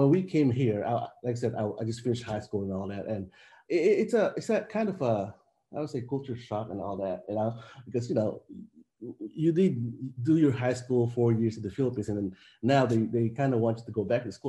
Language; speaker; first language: English; non-native, local second language; Filipino